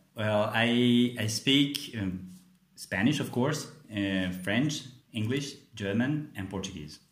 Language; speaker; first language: English; non-native, fluent; Spanish